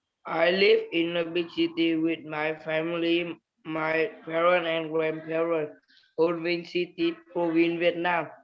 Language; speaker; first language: English; non-native, learner; Vietnamese